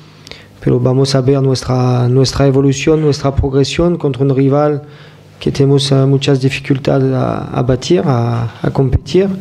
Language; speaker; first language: Spanish; non-native, fluent; French